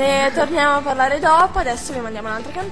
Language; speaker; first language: Italian; native; Italian